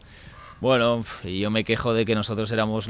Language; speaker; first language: Spanish; native; Spanish